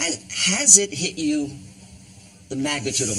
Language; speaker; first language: English; native; English